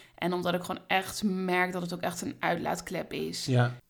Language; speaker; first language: Dutch; native; Dutch